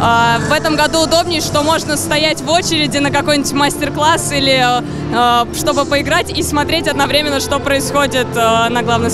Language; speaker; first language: Russian; native; Russian